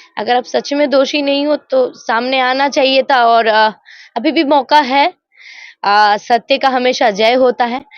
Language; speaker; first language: Hindi; non-native, local second language; Bangla